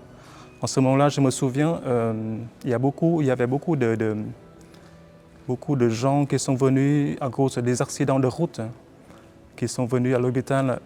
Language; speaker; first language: French; non-native, fluent; Vietnamese